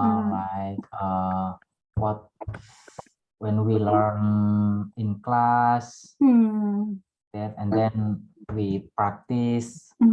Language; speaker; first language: English; non-native, learner; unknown